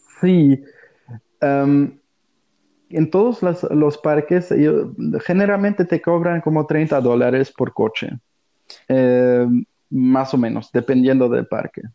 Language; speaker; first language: Spanish; non-native, fluent; German